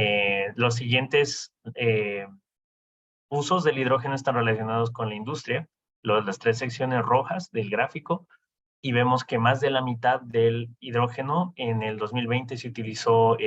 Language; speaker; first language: Spanish; native; Spanish